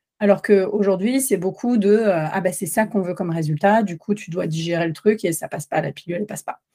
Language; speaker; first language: French; native; French